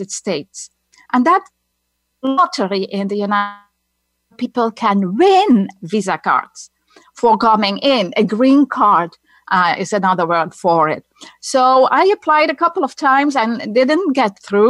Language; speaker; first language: English; non-native, fluent; Dutch